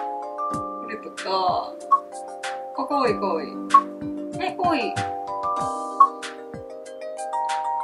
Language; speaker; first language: Japanese; native; Japanese